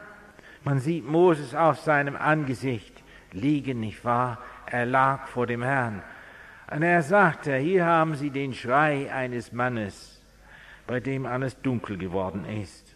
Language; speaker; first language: German; non-native, fluent; English